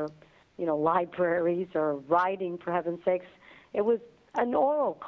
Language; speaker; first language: English; non-native, fluent; Spanish